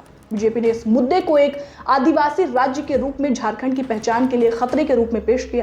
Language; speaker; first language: Hindi; native; Hindi